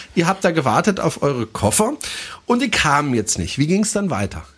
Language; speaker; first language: German; non-native, fluent; French